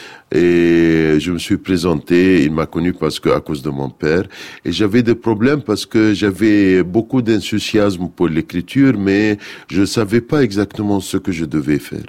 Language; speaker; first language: French; non-native, fluent; Arabic